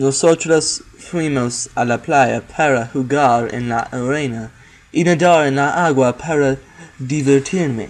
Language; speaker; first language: Spanish; non-native, learner; English